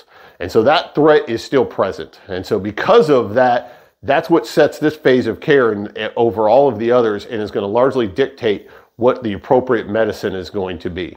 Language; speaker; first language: English; native; English